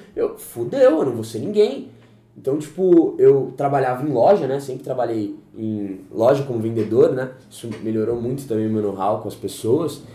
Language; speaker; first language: Portuguese; native; Portuguese